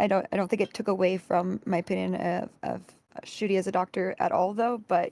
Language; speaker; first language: English; native; English